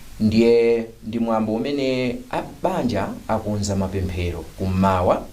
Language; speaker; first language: Nyanja; native; Nyanja